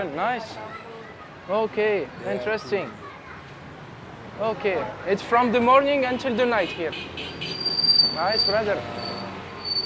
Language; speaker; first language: English; non-native, learner; French